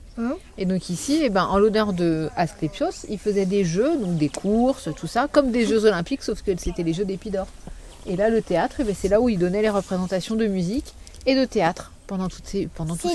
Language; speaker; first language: French; native; French